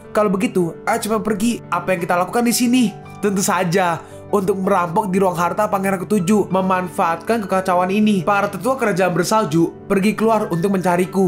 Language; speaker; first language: Indonesian; native; Indonesian